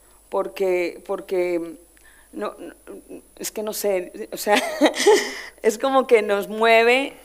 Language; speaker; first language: Spanish; native; Spanish